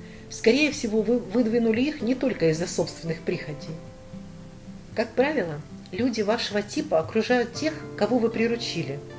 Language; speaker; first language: Russian; native; Russian